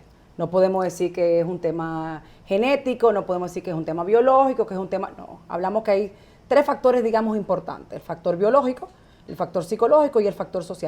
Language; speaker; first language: Spanish; native; Spanish